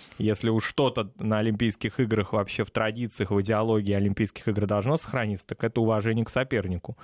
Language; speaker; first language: Russian; native; Russian